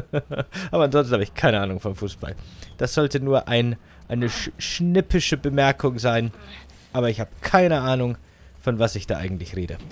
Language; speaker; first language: German; native; German